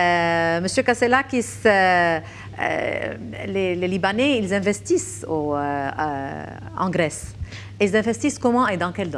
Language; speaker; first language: French; non-native, local second language; Arabic